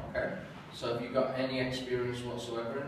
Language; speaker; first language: English; native; English